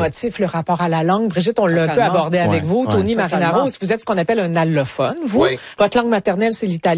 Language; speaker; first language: French; native; French